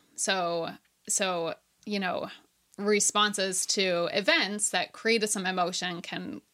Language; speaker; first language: English; native; English